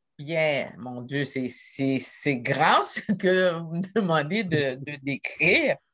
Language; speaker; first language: French; non-native, local second language; Haitian Creole